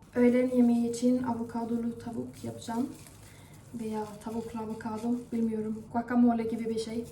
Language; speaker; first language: Turkish; non-native, fluent; Persian